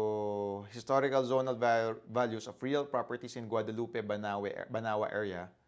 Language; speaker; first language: English; non-native, local second language; Filipino